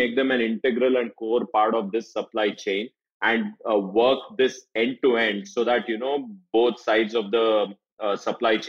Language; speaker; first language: English; non-native, local second language; Kannada